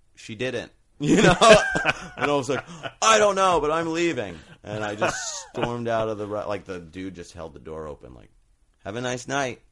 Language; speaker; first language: English; native; English